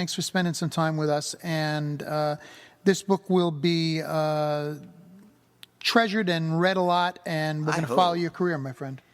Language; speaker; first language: English; native; English